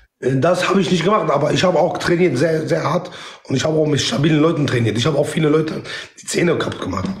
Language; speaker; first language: German; non-native, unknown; Kurdish